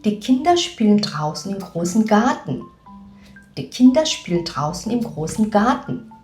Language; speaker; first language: German; non-native, fluent; Korean